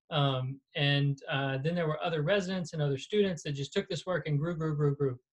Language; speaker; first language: English; native; English